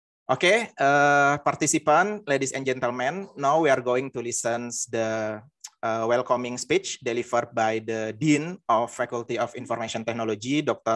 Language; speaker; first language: English; non-native, fluent; Indonesian